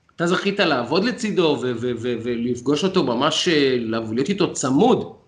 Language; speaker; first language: Hebrew; native; Hebrew